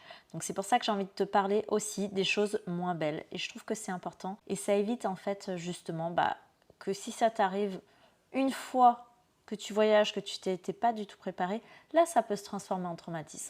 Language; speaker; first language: French; native; French